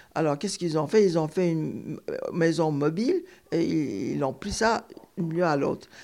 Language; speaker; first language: French; non-native, fluent; Turkish